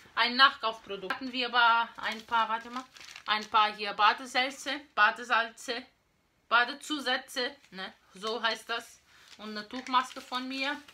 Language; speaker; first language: German; non-native, learner; Portuguese